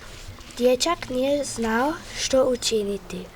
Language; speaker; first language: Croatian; early bilingual, heritage; Croatian